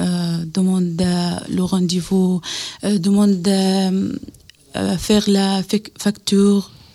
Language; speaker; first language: French; non-native, learner; Arabic